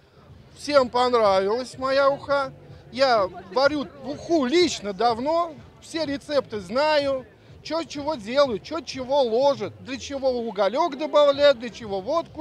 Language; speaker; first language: Russian; native; Russian